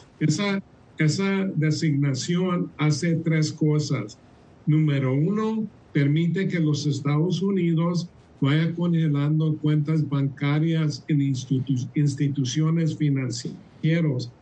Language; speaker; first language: Spanish; early bilingual, heritage; Spanish